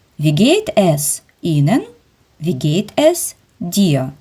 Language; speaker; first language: German; non-native, fluent; Ukrainian